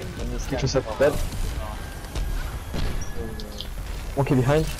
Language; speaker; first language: English; non-native, learner; French